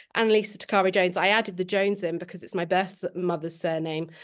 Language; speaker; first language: English; native; English